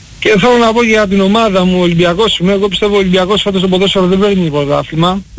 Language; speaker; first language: Greek; early bilingual, heritage; Greek